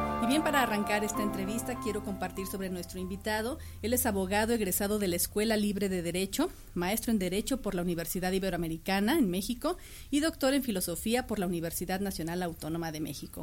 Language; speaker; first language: Spanish; native; Spanish